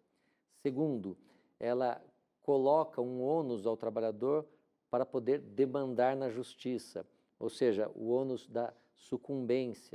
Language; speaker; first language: Portuguese; native; Portuguese